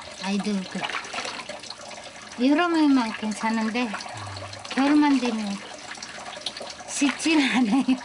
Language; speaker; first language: Korean; non-native, learner; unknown